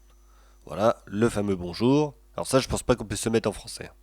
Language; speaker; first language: French; native; French